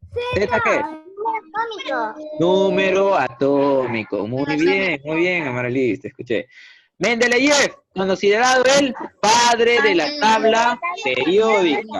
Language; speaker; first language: Spanish; native; Spanish